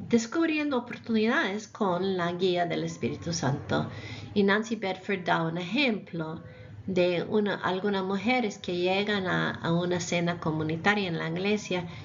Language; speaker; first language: Spanish; non-native, fluent; English